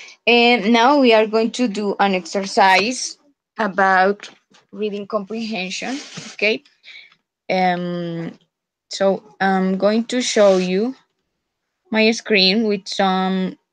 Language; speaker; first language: English; non-native, fluent; Spanish